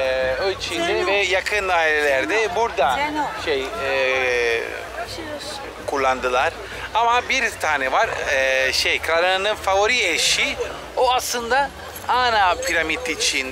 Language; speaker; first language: Turkish; non-native, fluent; Italian